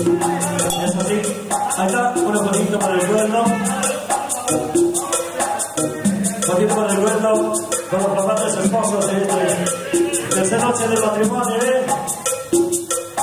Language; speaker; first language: Spanish; native; Spanish